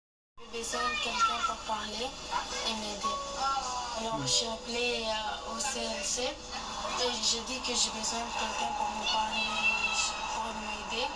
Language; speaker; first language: French; non-native, learner; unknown